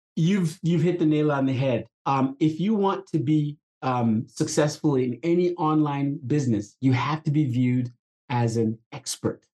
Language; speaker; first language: English; non-native, local second language; Igbo